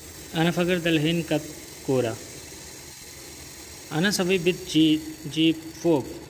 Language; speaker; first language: Arabic; non-native, learner; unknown